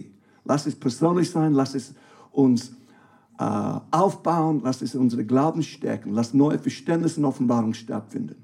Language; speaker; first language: German; non-native, fluent; English